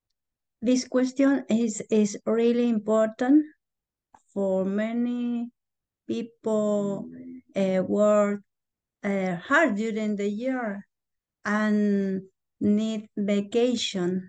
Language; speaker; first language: English; non-native, learner; Spanish